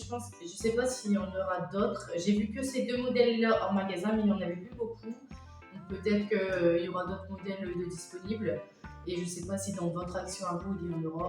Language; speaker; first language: French; native; French